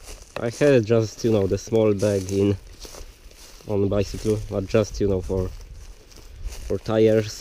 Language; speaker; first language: English; non-native, learner; Polish